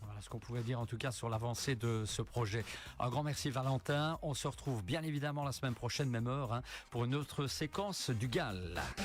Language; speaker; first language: French; native; French